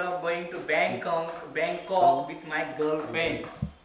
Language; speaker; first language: English; non-native, fluent; Hindi